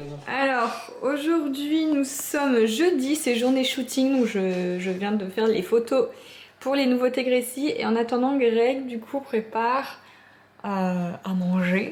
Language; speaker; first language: French; native; French